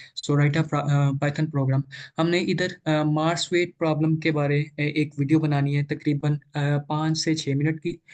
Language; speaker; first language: Urdu; non-native, local second language; Punjabi